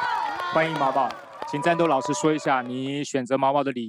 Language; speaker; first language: Chinese; native; Chinese